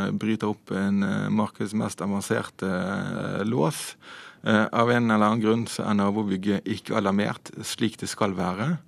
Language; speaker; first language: Norwegian; native; Norwegian